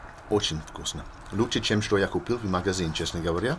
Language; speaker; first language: Russian; non-native, learner; English